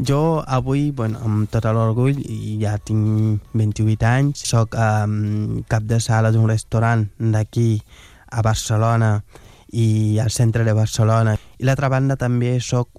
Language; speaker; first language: Catalan; non-native, fluent; Wolof